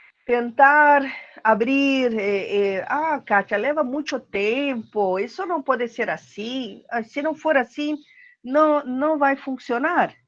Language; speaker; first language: Portuguese; non-native, learner; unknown